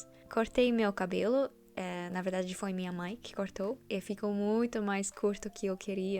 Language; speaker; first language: Portuguese; non-native, fluent; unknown